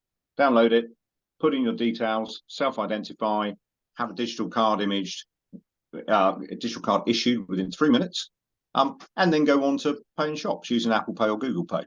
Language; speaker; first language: English; native; English